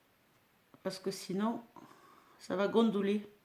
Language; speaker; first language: French; native; French